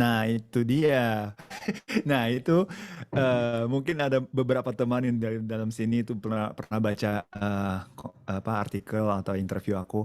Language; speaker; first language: Indonesian; non-native, fluent; Japanese